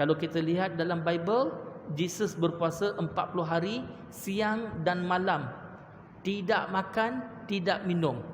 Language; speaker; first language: Malay; non-native, local second language; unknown